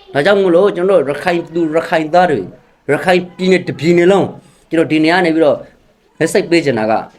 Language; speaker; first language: Burmese; non-native, local second language; Rohingya